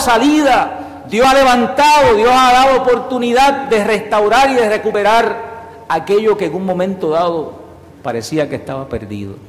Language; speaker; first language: Spanish; native; Spanish